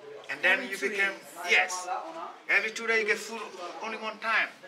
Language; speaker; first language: English; non-native, learner; Wolof